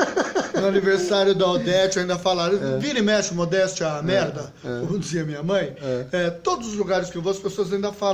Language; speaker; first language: Portuguese; native; Portuguese